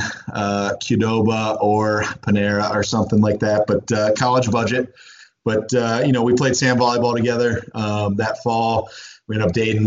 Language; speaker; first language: English; native; English